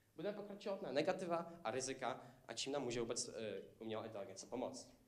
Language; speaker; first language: Czech; non-native, fluent; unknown